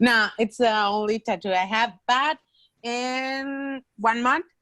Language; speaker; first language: English; non-native, learner; Spanish